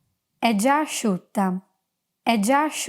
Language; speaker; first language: Italian; non-native, fluent; English